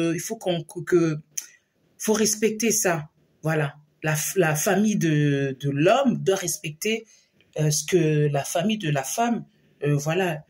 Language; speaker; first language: French; non-native, local second language; Lingala